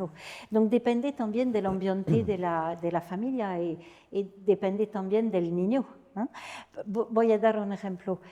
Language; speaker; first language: Spanish; non-native, fluent; French